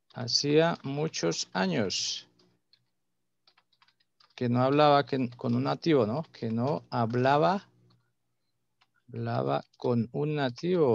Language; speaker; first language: Spanish; native; Spanish